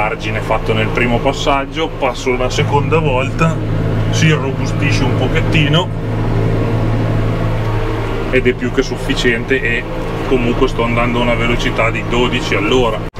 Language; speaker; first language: Italian; native; Italian